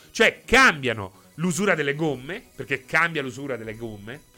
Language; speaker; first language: Italian; native; Italian